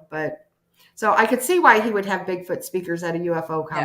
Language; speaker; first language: English; native; English